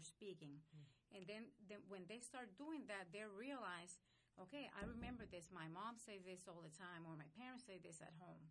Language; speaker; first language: English; non-native, fluent; Spanish